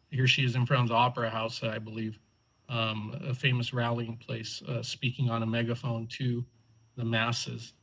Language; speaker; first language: English; native; English